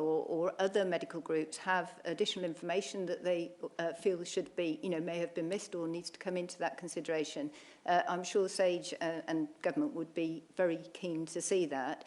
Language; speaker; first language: English; native; English